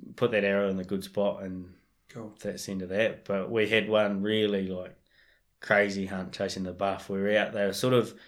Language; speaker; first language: English; native; English